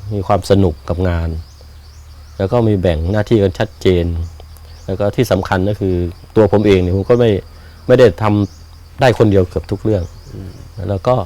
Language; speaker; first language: Thai; native; Thai